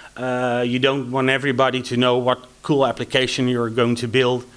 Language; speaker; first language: English; non-native, fluent; Dutch